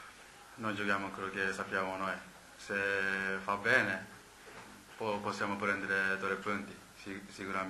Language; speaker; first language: Italian; non-native, learner; Japanese